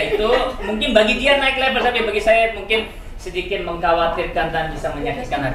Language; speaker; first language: Indonesian; native; Indonesian